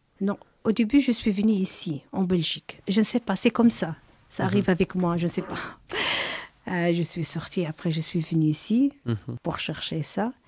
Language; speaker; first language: French; non-native, learner; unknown